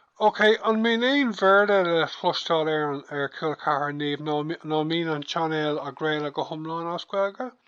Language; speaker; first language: Irish; non-native, local second language; English